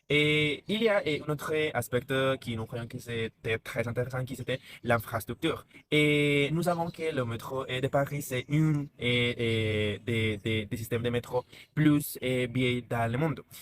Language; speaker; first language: French; non-native, learner; Spanish